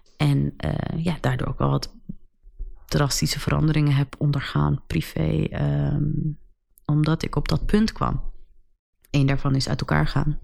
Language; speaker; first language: Dutch; early bilingual, other home language; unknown